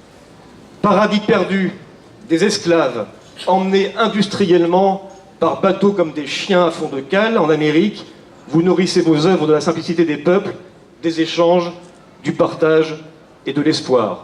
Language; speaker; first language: French; native; French